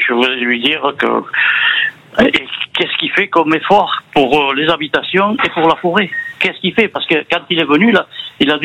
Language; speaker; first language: French; native; French